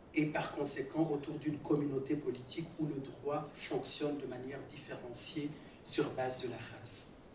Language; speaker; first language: French; non-native, local second language; Swahili